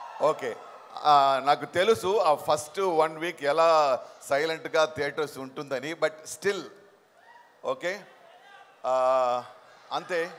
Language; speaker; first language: Telugu; non-native, fluent; Tamil